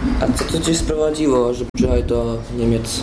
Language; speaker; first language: Polish; early bilingual, heritage; Polish